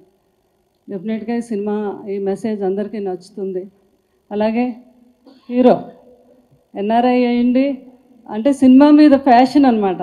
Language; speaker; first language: Telugu; native; Telugu